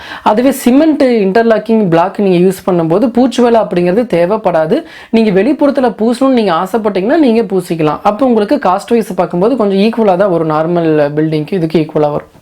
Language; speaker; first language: Tamil; native; Tamil